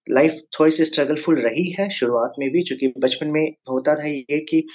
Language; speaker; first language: Hindi; native; Hindi